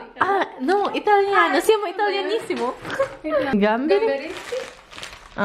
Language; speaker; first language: Italian; non-native, learner; Filipino